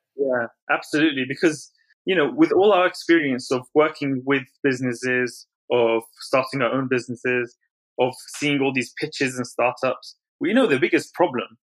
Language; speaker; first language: English; native; English